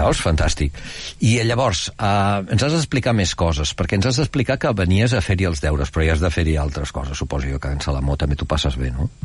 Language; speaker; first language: Catalan; native; Catalan